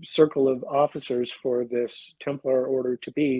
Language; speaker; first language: English; native; English